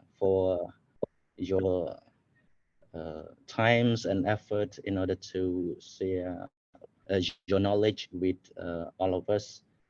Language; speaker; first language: English; non-native, fluent; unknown